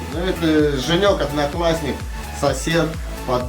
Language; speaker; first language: Russian; native; Russian